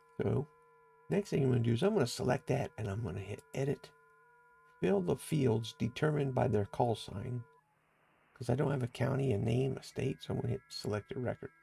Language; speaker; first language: English; native; English